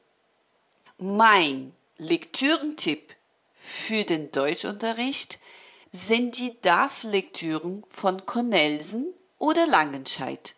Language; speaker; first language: German; non-native, fluent; Portuguese